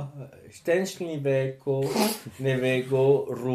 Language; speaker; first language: Polish; non-native, learner; French